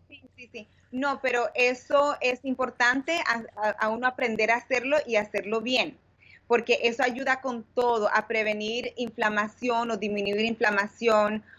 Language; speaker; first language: Spanish; early bilingual, heritage; Spanish